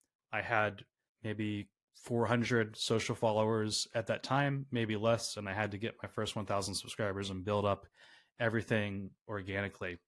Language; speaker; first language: English; native; English